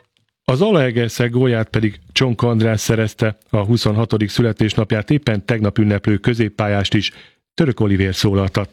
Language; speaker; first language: Hungarian; native; Hungarian